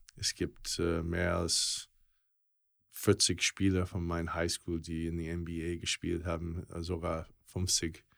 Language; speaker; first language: German; non-native, fluent; English